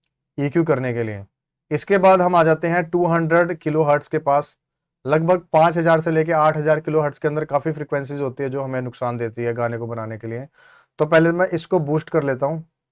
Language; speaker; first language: Hindi; native; Hindi